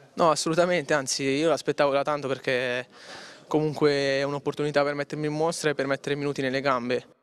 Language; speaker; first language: Italian; native; Italian